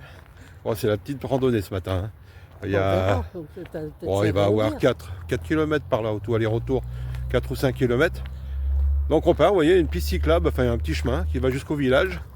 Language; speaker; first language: French; native; French